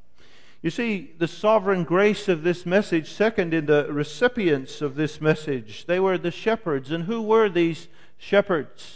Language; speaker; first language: English; native; English